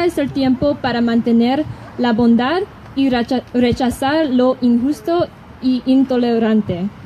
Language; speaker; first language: Spanish; non-native, learner; English